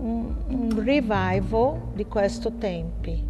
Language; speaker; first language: Italian; non-native, fluent; Portuguese